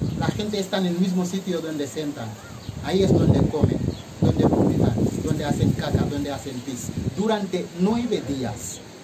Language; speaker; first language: Spanish; non-native, fluent; Wolof